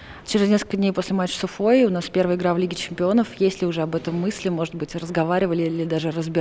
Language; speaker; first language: Russian; native; Russian